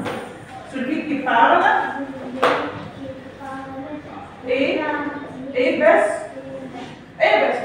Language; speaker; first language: French; non-native, local second language; Arabic